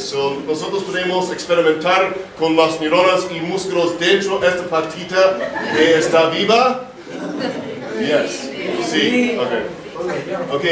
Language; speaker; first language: Spanish; non-native, learner; English